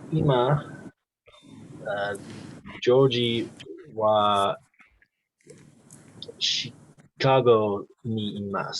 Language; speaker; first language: Japanese; non-native, learner; English